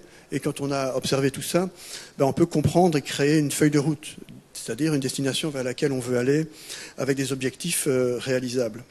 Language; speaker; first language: French; native; French